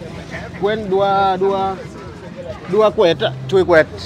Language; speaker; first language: Vietnamese; non-native, learner; Portuguese